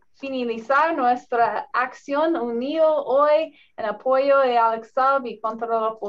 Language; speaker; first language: Spanish; non-native, learner; English